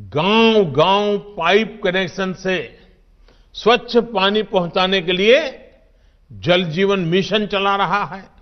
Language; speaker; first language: Hindi; non-native, local second language; Gujarati